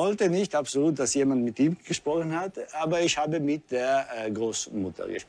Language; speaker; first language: German; non-native, fluent; Italian